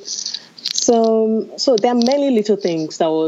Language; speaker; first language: English; non-native, local second language; Yoruba